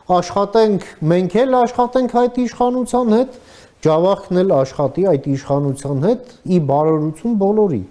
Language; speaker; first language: Armenian; native; Armenian